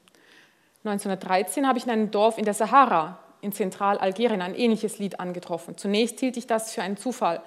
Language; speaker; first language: German; non-native, fluent; Hungarian